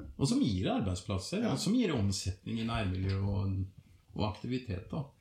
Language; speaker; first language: Norwegian; native; Norwegian